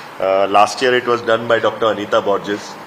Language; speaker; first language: English; non-native, local second language; Konkani